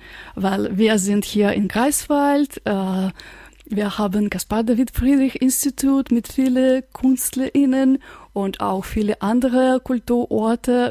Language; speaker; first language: German; non-native, fluent; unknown